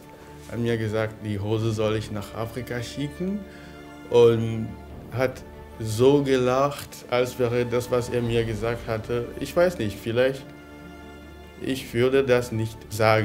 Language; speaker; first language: German; non-native, fluent; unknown